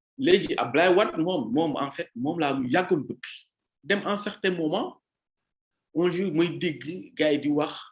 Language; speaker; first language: Wolof; non-native, local second language; Jola-Fonyi